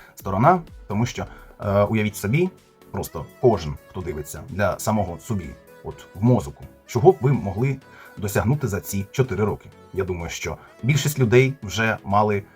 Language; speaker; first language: Ukrainian; non-native, local second language; Russian